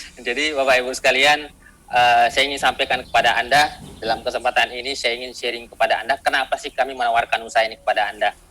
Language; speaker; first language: Indonesian; non-native, local second language; Buginese